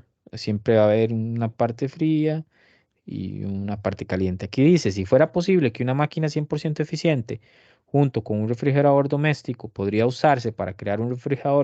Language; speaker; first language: Spanish; native; Spanish